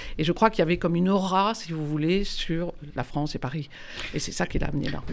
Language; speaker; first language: French; native; French